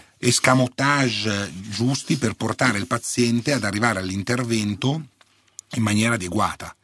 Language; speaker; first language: Italian; native; Italian